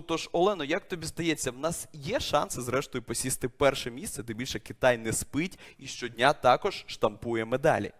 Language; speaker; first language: Ukrainian; native; Ukrainian